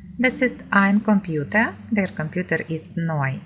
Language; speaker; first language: German; non-native, fluent; Ukrainian